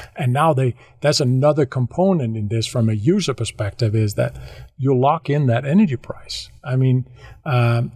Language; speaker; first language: English; non-native, fluent; Danish